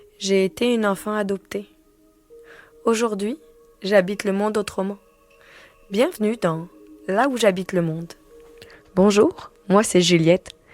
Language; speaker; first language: French; native; French